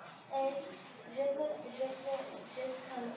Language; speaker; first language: French; early bilingual, other home language; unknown